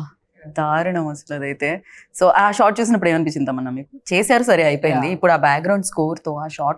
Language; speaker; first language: Telugu; native; Telugu